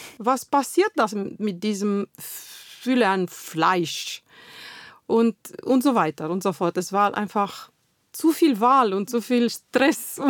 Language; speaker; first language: German; non-native, fluent; Romanian